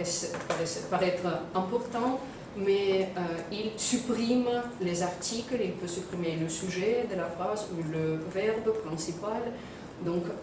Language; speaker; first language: French; non-native, fluent; Russian